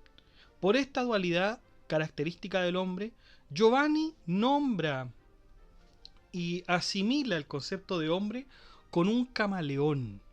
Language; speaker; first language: Spanish; native; Spanish